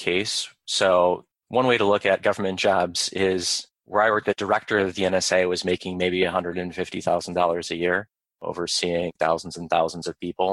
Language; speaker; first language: English; native; English